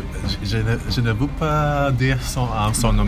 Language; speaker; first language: French; non-native, learner; English